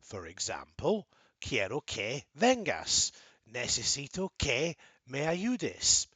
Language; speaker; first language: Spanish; non-native, fluent; English